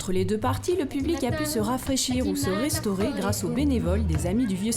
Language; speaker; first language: French; native; French